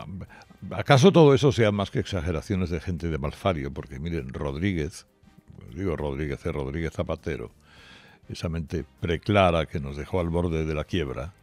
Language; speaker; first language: Spanish; native; Spanish